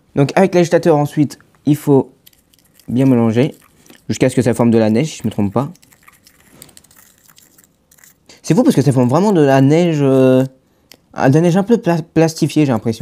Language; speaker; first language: French; native; French